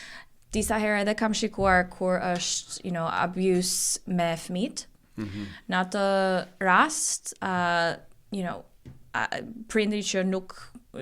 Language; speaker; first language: Albanian; early bilingual, heritage; Albanian